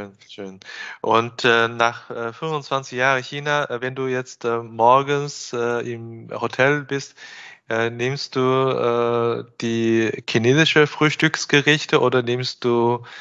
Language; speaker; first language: German; non-native, fluent; Chinese